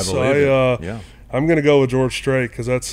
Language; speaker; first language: English; native; English